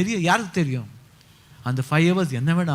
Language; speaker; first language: Tamil; non-native, local second language; Kannada